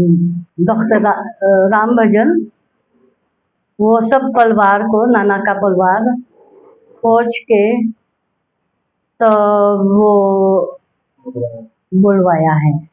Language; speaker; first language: Hindi; early bilingual, heritage; Hindi